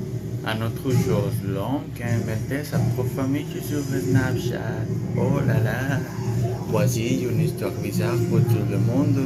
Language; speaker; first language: French; non-native, learner; Spanish